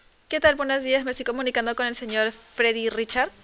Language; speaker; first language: Spanish; native; Spanish